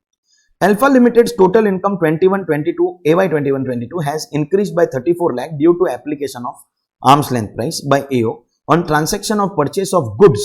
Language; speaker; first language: English; non-native, local second language; Hindi